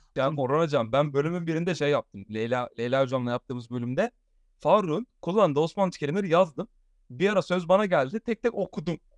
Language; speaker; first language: Turkish; native; Turkish